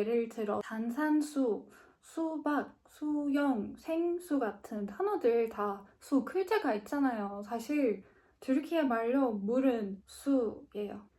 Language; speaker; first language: Korean; non-native, fluent; Turkish